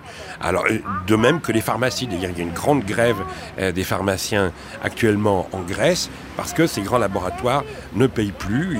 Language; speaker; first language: French; native; French